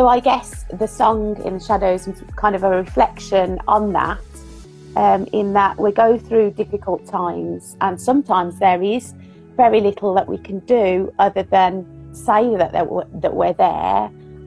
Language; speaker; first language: English; native; English